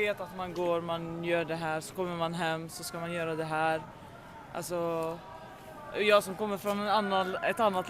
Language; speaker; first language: Swedish; non-native, fluent; Arabic